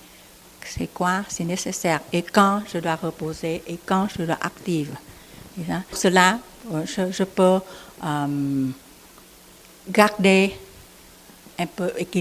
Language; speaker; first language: French; non-native, learner; Vietnamese